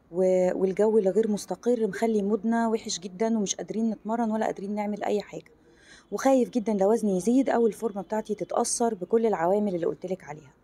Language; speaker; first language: Arabic; native; Arabic